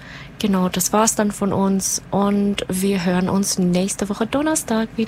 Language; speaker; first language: German; native; German